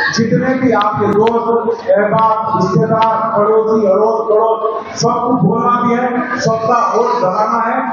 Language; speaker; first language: Urdu; native; Urdu